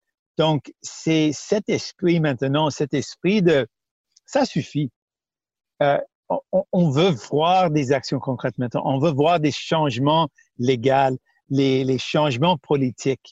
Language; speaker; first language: French; non-native, local second language; Punjabi